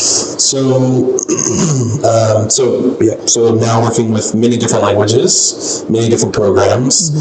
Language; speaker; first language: English; non-native, fluent; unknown